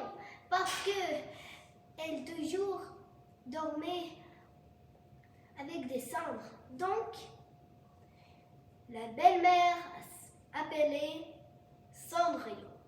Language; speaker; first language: French; non-native, learner; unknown